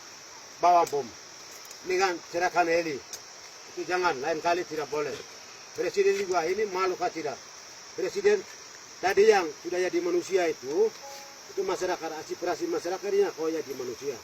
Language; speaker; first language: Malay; non-native, local second language; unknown